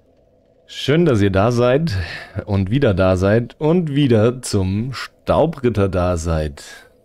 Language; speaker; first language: German; native; German